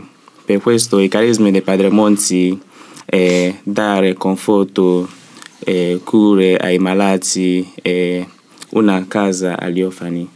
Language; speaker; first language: Italian; non-native, learner; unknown